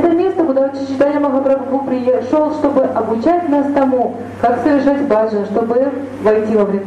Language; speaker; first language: Russian; native; Russian